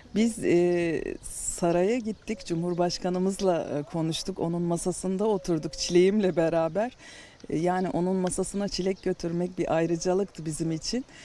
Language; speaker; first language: Turkish; native; Turkish